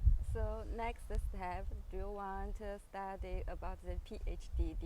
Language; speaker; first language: English; non-native, learner; Chinese